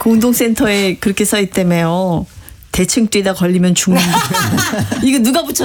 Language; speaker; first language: Korean; native; Korean